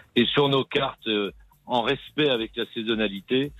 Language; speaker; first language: French; native; French